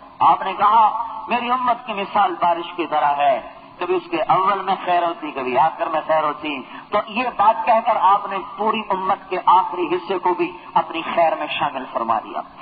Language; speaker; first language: Urdu; non-native, local second language; Punjabi